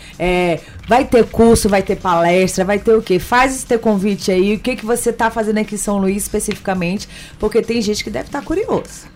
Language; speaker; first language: Portuguese; native; Portuguese